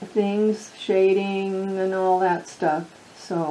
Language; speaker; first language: English; native; English